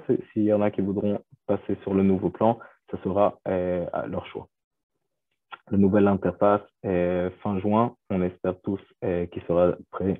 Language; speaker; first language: French; non-native, fluent; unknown